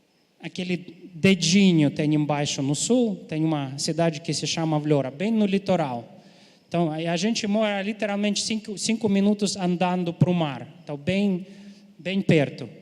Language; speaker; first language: Portuguese; non-native, fluent; Ukrainian